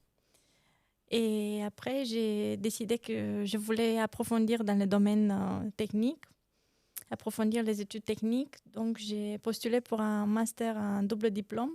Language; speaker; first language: French; non-native, fluent; Romanian